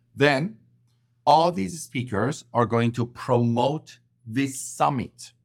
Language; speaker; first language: English; non-native, fluent; Persian